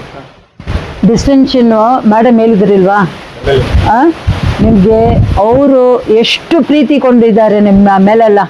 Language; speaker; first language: Kannada; non-native, local second language; Tamil